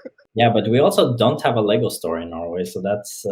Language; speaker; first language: English; non-native, fluent; Norwegian